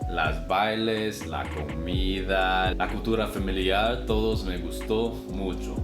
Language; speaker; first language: Spanish; non-native, learner; English